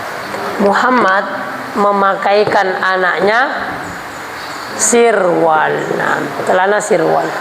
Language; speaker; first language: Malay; non-native, local second language; Javanese